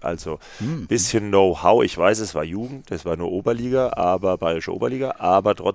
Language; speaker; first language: German; native; German